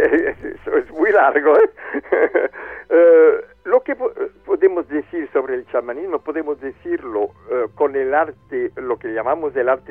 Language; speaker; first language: Spanish; non-native, fluent; French